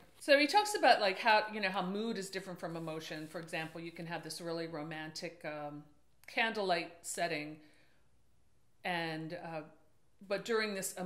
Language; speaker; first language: English; native; English